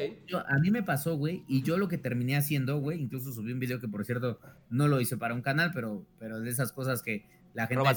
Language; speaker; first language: Spanish; native; Spanish